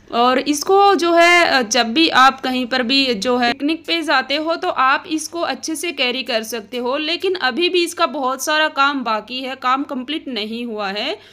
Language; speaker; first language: Hindi; native; Hindi